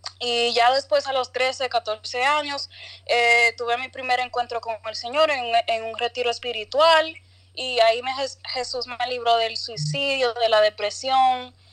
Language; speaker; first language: Spanish; early bilingual, other home language; English